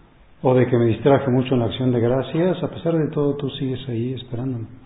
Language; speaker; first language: Spanish; native; Spanish